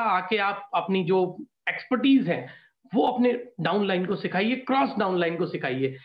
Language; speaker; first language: Hindi; native; Hindi